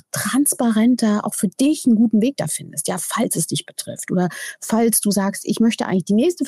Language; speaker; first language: German; native; German